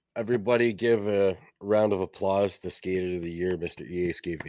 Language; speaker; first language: English; native; English